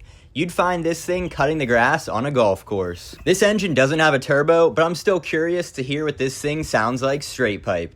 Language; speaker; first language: English; native; English